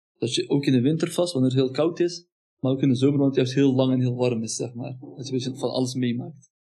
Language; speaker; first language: Dutch; early bilingual, other home language; Turkish